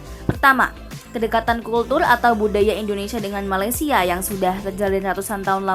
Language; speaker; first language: Indonesian; native; Indonesian